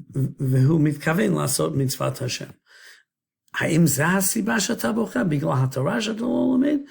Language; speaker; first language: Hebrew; non-native, fluent; English